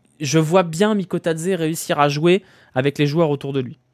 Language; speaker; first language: French; native; French